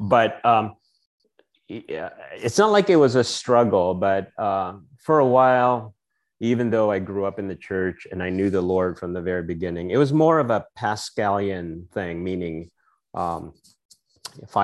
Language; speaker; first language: English; non-native, local second language; Filipino